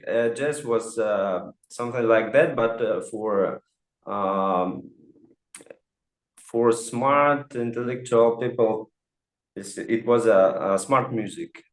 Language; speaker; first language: English; non-native, fluent; Russian